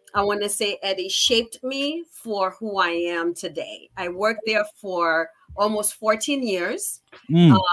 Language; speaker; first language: English; early bilingual, other home language; Haitian Creole